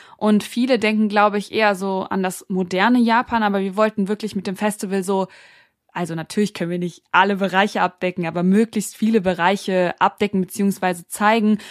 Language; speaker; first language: German; native; German